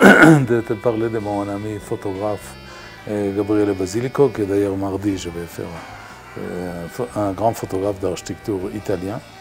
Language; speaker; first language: French; non-native, fluent; Hebrew